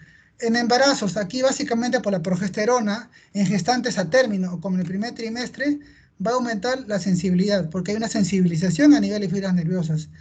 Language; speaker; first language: Spanish; native; Spanish